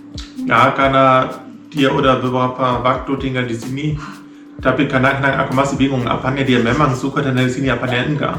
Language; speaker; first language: Indonesian; non-native, fluent; German